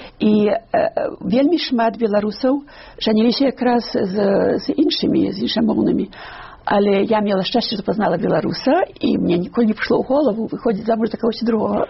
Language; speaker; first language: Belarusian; early bilingual, heritage; Belarusian